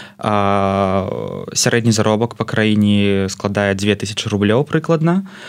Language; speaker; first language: Belarusian; non-native, local second language; Russian